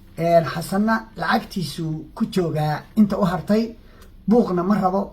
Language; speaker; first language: Somali; native; Somali